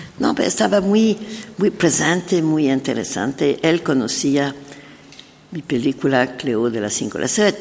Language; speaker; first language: Spanish; non-native, learner; French